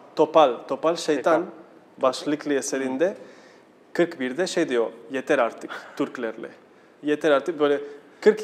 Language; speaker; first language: Turkish; non-native, fluent; Spanish